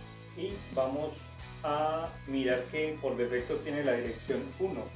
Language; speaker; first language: Spanish; native; Spanish